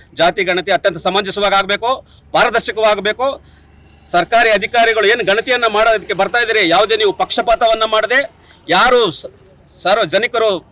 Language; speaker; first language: Kannada; native; Kannada